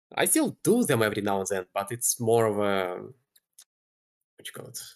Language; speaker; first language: English; non-native, fluent; Russian